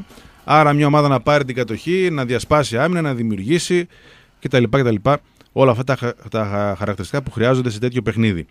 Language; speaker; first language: Greek; native; Greek